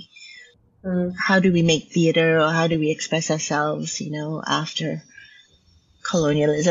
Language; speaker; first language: English; non-native, local second language; Min Nan Chinese